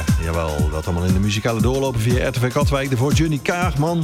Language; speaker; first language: Dutch; native; Dutch